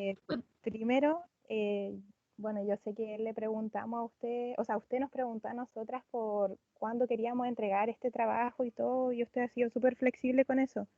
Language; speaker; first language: Spanish; native; Spanish